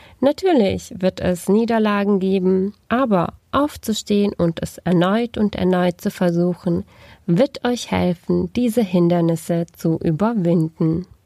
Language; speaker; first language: German; early bilingual, other home language; Turkish